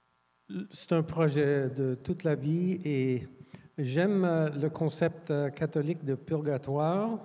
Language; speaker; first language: French; non-native, fluent; English